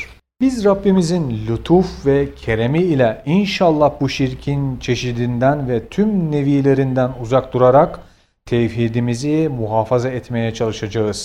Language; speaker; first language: Turkish; native; Turkish